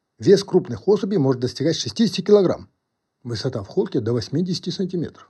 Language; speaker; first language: Russian; non-native, local second language; Kazakh